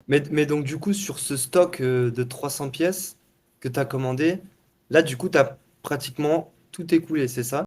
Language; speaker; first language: French; native; French